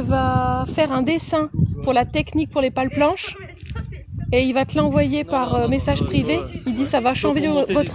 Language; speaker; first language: French; native; French